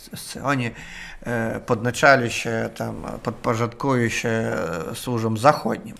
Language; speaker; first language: Polish; non-native, learner; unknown